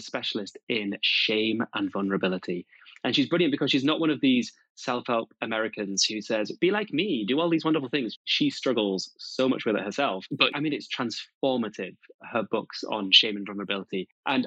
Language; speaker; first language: English; native; English